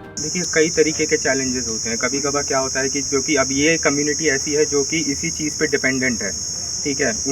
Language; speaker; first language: Hindi; native; Hindi